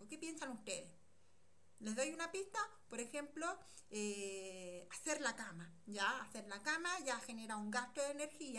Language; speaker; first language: Spanish; native; Spanish